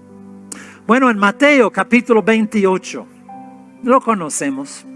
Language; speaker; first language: Spanish; non-native, fluent; English